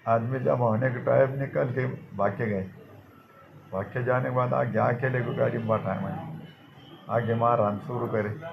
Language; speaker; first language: Hindi; native; Hindi